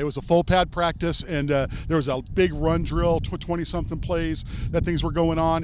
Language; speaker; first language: English; native; English